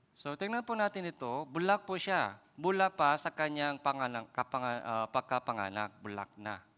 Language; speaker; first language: Filipino; non-native, fluent; Korean